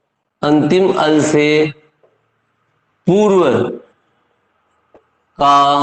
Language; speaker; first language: Hindi; native; Hindi